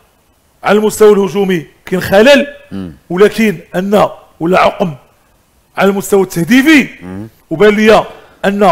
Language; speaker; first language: Arabic; native; Arabic